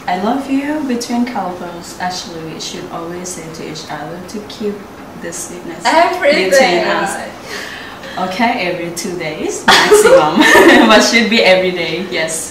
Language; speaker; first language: English; non-native, fluent; Thai